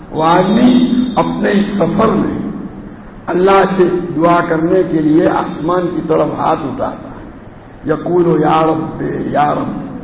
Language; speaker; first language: Urdu; non-native, local second language; Gujarati